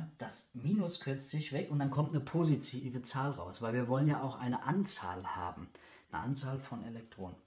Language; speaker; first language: German; native; German